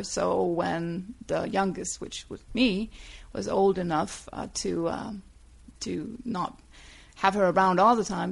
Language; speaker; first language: English; non-native, fluent; Danish